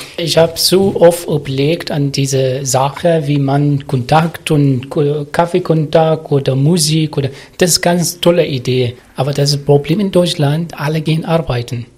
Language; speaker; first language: German; non-native, learner; Arabic